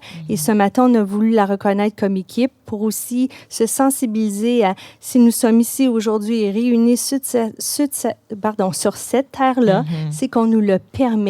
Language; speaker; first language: French; native; French